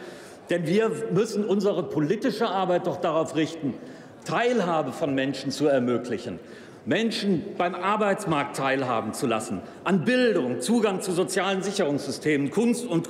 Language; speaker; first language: German; native; German